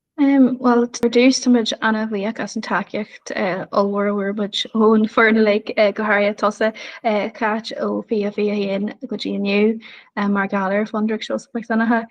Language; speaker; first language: Irish; native; Irish